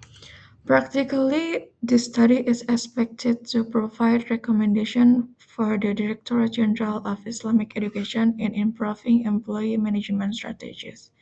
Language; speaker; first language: English; non-native, learner; Indonesian